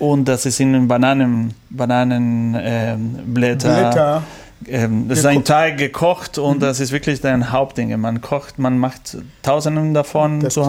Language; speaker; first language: German; non-native, learner; Spanish